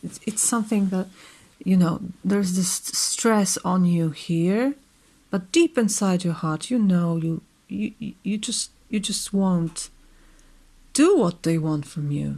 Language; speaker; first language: English; non-native, fluent; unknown